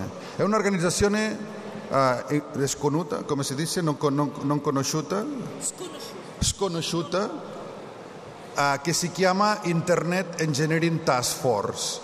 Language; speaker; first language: Italian; non-native, learner; Catalan